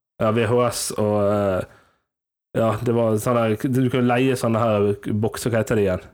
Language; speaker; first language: Norwegian; native; Norwegian